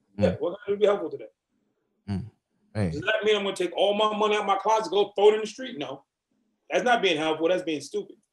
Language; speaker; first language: English; native; English